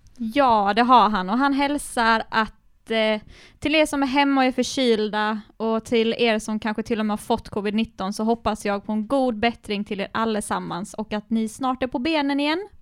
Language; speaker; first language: Swedish; native; Swedish